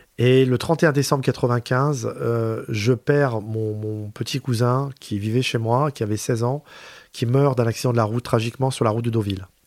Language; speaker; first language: French; native; French